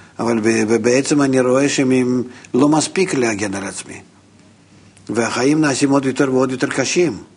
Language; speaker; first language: Hebrew; non-native, fluent; Russian